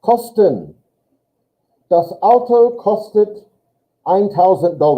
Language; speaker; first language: German; non-native, fluent; English